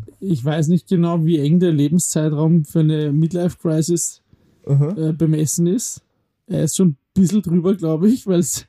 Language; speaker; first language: German; native; German